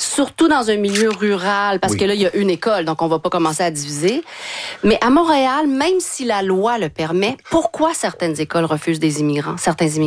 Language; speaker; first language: French; native; French